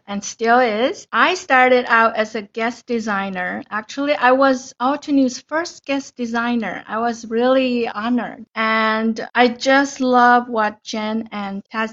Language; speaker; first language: English; non-native, fluent; Chinese